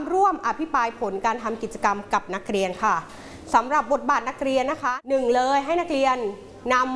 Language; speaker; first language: Thai; native; Thai